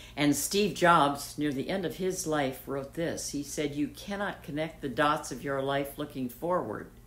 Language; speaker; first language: English; native; English